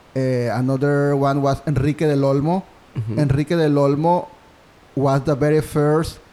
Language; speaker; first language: English; non-native, fluent; Spanish